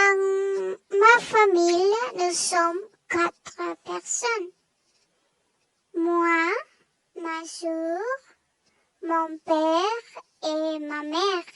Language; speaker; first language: French; non-native, learner; Spanish